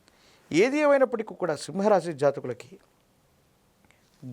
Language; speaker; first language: Telugu; native; Telugu